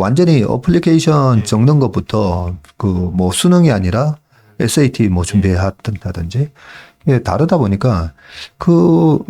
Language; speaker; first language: Korean; native; Korean